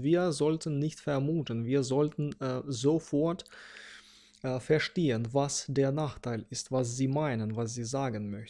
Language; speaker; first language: German; non-native, fluent; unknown